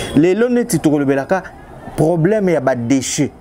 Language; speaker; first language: French; non-native, local second language; Lingala